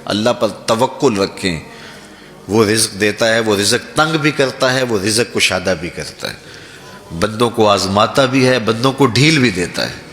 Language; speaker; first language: Urdu; non-native, local second language; Punjabi